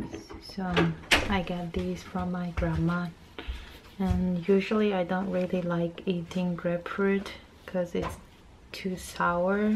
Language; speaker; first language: English; non-native, fluent; Japanese